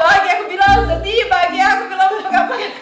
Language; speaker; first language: Indonesian; non-native, fluent; Portuguese